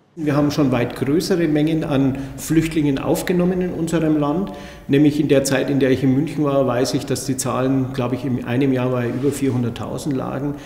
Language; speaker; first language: German; native; German